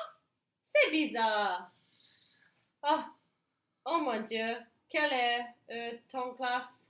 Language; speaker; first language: French; non-native, learner; English